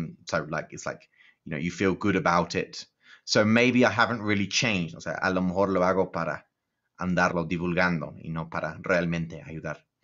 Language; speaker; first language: English; native; English